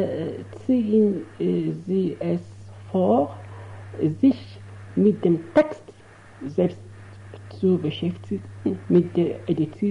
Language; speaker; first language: German; non-native, fluent; Arabic